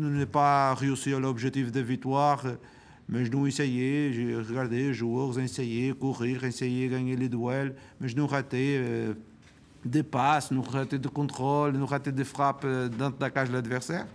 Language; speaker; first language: French; non-native, learner; Portuguese